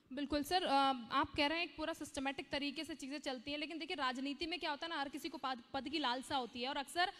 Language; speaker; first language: Hindi; native; Hindi